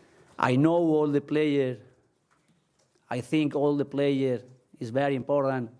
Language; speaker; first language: English; non-native, learner; Spanish